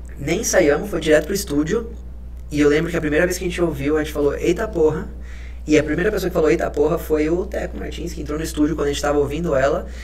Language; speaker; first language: Portuguese; early bilingual, other home language; Spanish